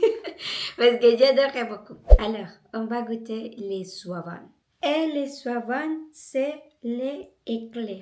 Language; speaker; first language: French; non-native, learner; Spanish